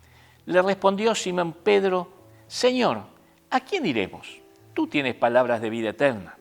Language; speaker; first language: Spanish; native; Spanish